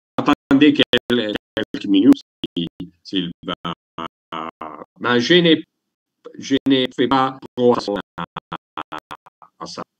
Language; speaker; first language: French; non-native, learner; Italian